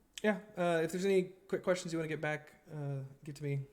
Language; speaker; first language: English; native; English